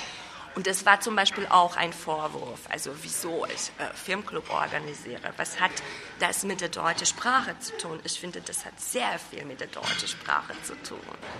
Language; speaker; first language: German; non-native, fluent; Hungarian